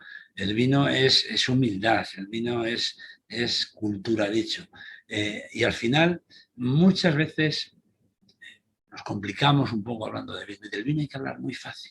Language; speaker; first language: Spanish; native; Spanish